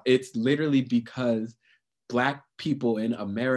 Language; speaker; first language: English; native; English